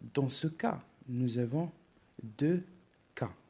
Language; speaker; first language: French; non-native, local second language; Arabic